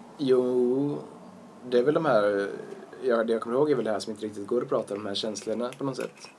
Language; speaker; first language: Swedish; native; Swedish